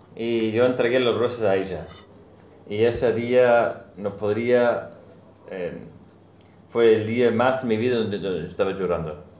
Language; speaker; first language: Spanish; non-native, learner; English